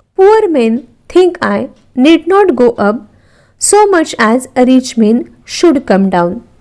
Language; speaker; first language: English; non-native, local second language; Marathi